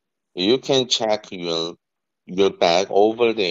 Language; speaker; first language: English; non-native, learner; Korean